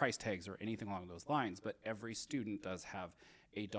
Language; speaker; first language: English; native; English